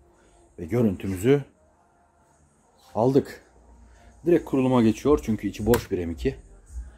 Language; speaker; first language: Turkish; native; Turkish